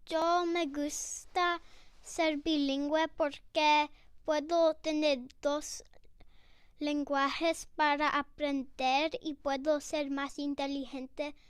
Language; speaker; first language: Spanish; early bilingual, other home language; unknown